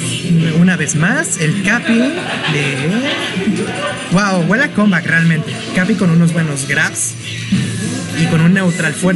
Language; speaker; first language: Spanish; native; Spanish